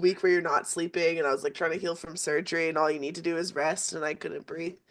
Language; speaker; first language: English; native; English